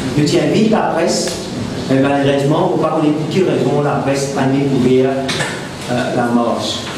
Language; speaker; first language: French; non-native, local second language; Morisyen